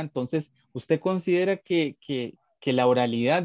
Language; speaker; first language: Spanish; native; Spanish